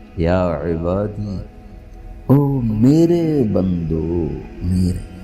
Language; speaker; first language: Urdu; non-native, local second language; Punjabi